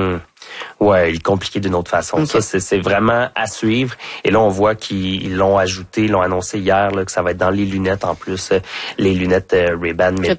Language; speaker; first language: French; native; French